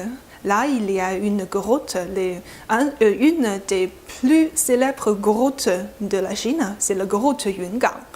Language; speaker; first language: French; non-native, fluent; Chinese